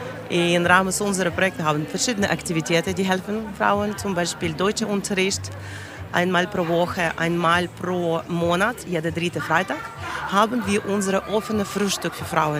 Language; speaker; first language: German; non-native, learner; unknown